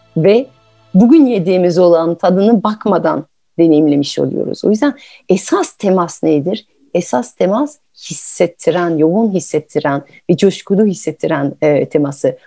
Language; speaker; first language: Turkish; non-native, fluent; French